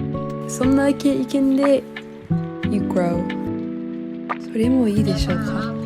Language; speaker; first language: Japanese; non-native, learner; English